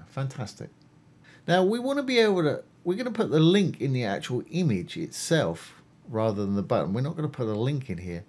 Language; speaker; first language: English; native; English